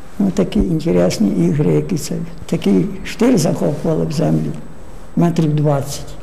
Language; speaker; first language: Ukrainian; native; Ukrainian